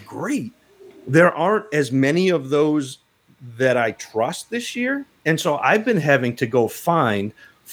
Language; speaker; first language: English; native; English